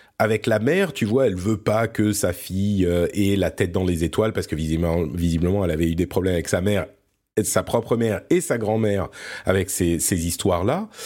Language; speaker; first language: French; early bilingual, other home language; Arabic